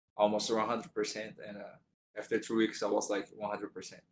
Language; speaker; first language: English; non-native, fluent; Portuguese